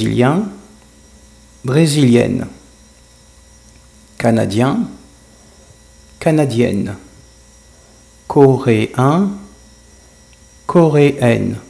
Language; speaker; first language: French; non-native, fluent; English